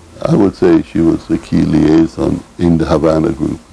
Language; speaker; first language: English; native; English